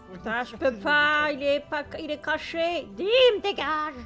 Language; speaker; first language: French; native; French